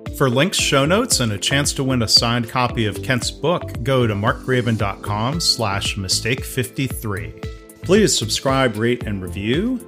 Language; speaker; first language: English; native; English